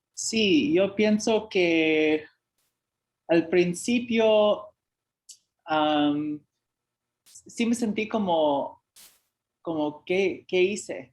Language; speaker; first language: Spanish; early bilingual, heritage; Spanish